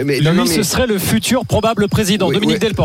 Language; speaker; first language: French; native; French